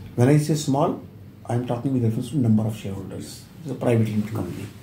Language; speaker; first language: English; non-native, local second language; Punjabi